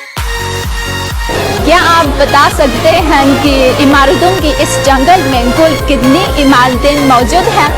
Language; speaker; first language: Urdu; non-native, fluent; Chinese